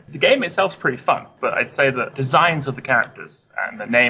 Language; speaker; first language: English; native; English